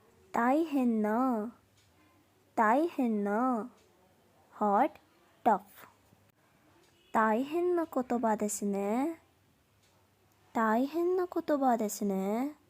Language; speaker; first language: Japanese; non-native, fluent; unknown